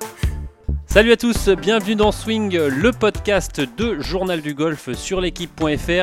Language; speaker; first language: French; native; French